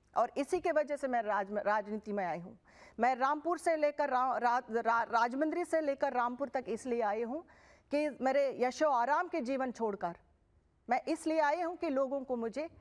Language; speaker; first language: Hindi; non-native, local second language; Telugu